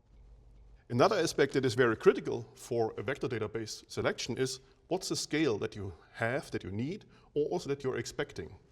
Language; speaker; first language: English; non-native, fluent; German